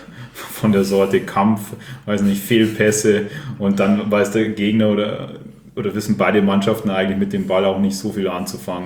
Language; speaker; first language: German; native; German